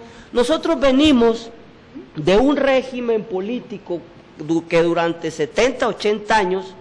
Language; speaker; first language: Spanish; native; Spanish